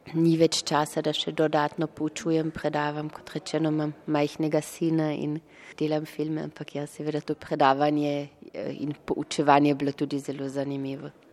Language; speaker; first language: Slovenian; early bilingual, heritage; Slovenian